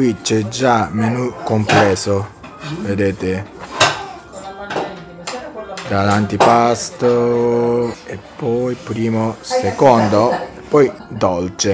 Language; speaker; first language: Italian; non-native, learner; Japanese